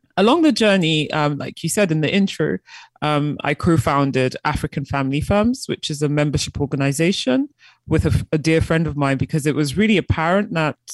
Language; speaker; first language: English; early bilingual, other home language; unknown